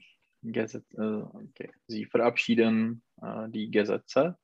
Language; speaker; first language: German; non-native, learner; Czech